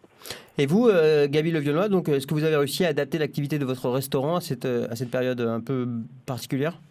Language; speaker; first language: French; native; French